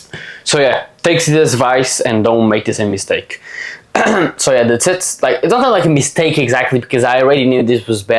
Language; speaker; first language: English; non-native, fluent; Portuguese